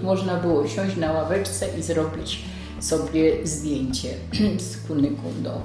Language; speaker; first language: Polish; native; Polish